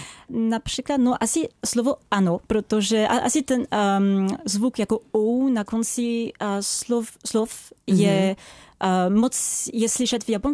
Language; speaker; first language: Czech; non-native, fluent; French